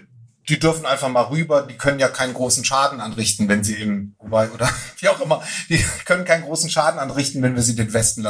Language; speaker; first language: German; native; German